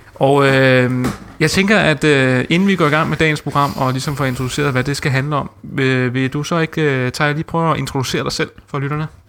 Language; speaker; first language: Danish; native; Danish